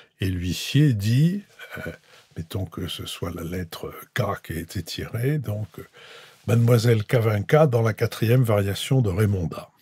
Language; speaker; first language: French; native; French